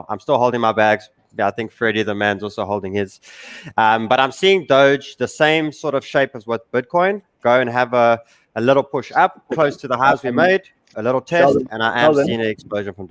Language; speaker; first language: English; native; English